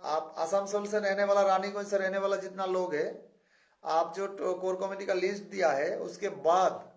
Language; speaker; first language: Hindi; non-native, local second language; Bangla